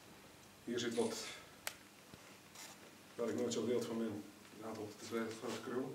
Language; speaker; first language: Dutch; native; Dutch